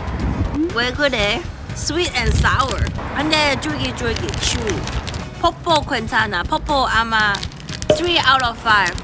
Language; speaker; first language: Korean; non-native, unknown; Cantonese